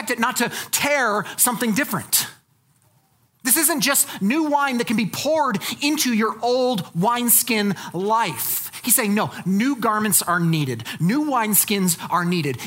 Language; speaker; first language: English; native; English